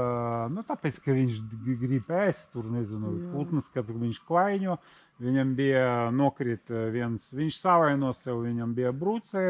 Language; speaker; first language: Latvian; non-native, local second language; Russian